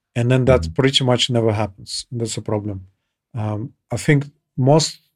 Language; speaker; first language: English; non-native, fluent; Kyrgyz